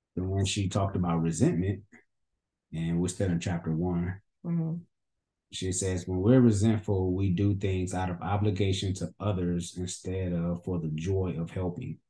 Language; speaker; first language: English; native; English